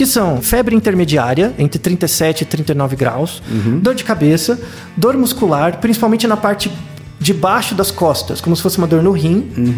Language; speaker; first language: Portuguese; native; Portuguese